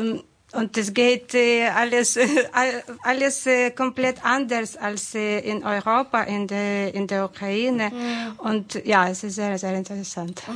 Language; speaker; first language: German; non-native, fluent; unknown